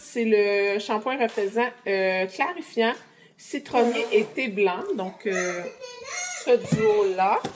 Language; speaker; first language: French; native; French